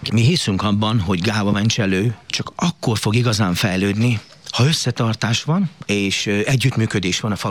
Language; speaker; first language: Hungarian; native; Hungarian